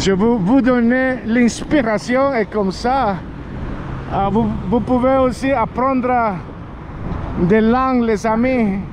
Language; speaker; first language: French; non-native, learner; Spanish